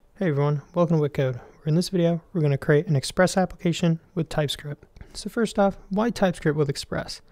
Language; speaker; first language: English; native; English